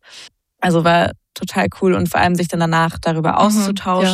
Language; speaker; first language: German; native; German